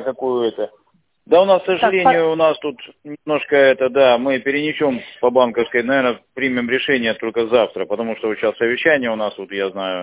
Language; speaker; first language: Russian; native; Russian